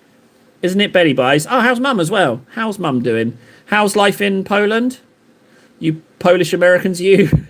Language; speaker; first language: English; native; English